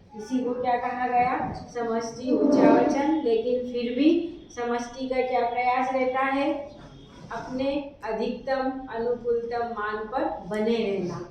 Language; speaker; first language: Hindi; native; Hindi